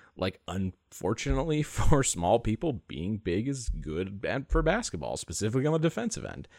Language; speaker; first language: English; native; English